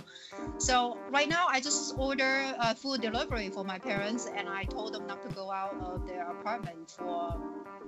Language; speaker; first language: English; non-native, fluent; Chinese